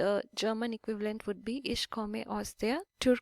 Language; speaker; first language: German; non-native, fluent; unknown